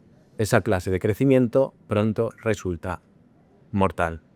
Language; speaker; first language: Spanish; native; Spanish